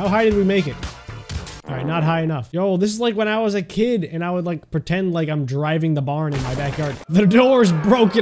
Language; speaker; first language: English; native; English